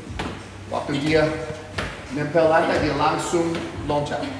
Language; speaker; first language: Indonesian; non-native, fluent; English